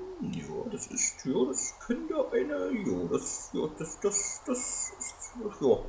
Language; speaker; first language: German; native; German